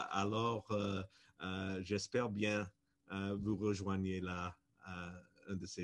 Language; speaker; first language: French; non-native, fluent; English